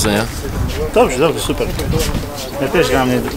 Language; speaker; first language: Polish; non-native, learner; Georgian